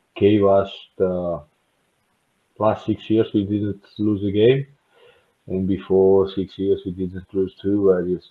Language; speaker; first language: English; non-native, fluent; Georgian